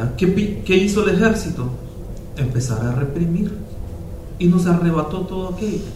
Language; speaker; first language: Spanish; non-native, local second language; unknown